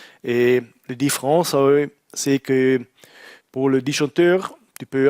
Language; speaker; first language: French; non-native, learner; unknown